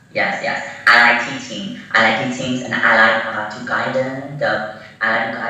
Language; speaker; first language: English; non-native, learner; Burmese